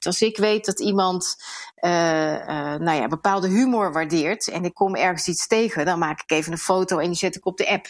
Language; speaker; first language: Dutch; native; Dutch